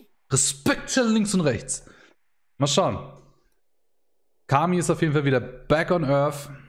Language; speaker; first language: German; native; German